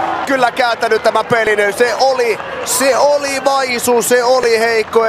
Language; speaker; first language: Finnish; native; Finnish